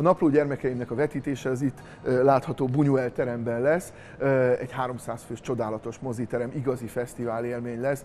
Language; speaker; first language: Hungarian; native; Hungarian